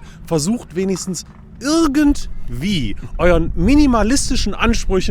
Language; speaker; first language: German; native; German